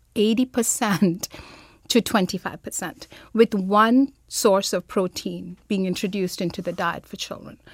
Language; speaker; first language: English; non-native, local second language; Malayalam